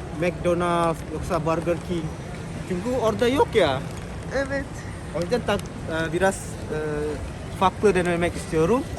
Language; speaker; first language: Turkish; non-native, learner; Indonesian